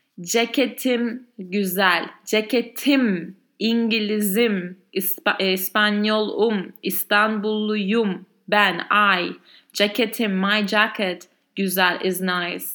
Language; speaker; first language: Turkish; non-native, learner; English